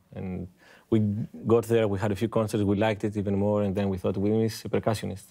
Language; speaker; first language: English; non-native, fluent; Greek